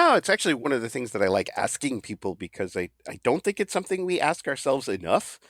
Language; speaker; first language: English; native; English